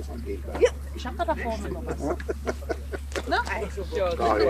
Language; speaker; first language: German; native; German